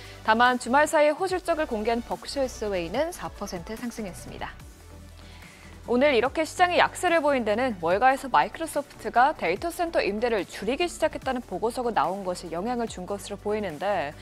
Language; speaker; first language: Korean; native; Korean